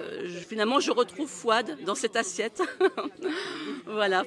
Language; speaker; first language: French; native; French